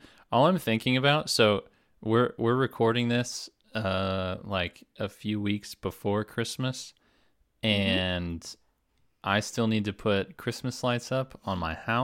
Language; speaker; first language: English; native; English